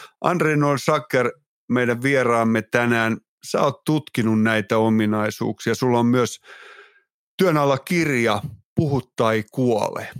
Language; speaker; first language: Finnish; native; Finnish